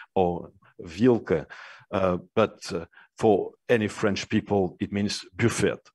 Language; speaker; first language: English; non-native, fluent; French